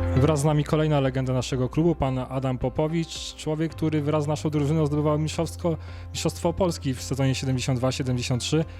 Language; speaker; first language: Polish; native; Polish